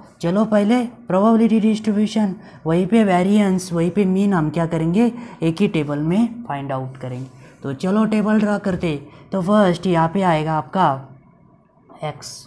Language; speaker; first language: Hindi; non-native, local second language; Marathi